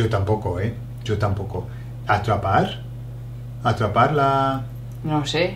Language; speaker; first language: Spanish; non-native, fluent; English